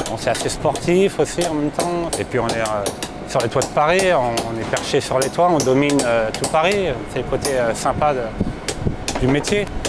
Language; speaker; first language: French; native; French